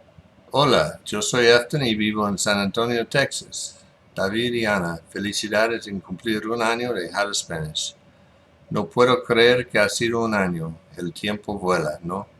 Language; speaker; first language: Spanish; non-native, fluent; English